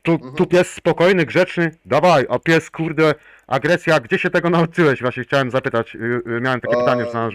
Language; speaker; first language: Polish; native; Polish